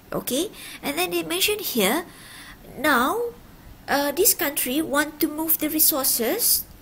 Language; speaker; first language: English; non-native, local second language; Malay